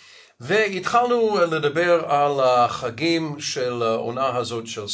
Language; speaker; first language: Hebrew; non-native, fluent; English